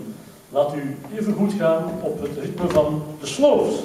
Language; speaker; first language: Dutch; native; Dutch